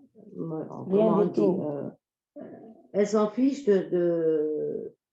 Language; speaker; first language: French; non-native, local second language; Arabic